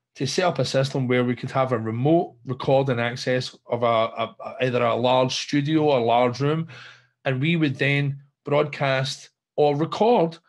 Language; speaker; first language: English; native; English